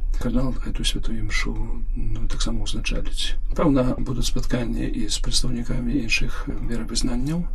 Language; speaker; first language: Belarusian; non-native, local second language; Polish